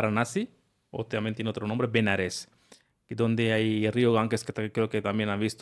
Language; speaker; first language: Spanish; non-native, learner; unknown